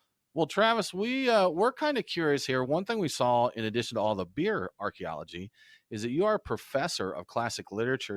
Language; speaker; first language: English; native; English